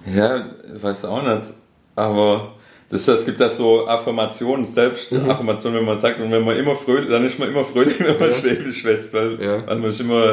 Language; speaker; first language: German; native; German